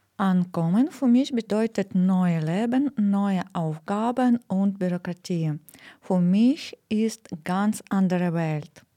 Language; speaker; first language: German; non-native, learner; Ukrainian